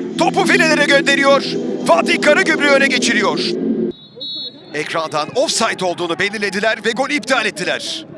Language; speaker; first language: Turkish; native; Turkish